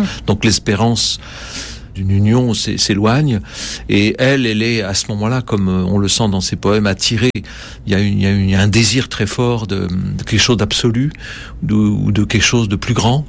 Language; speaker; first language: French; native; French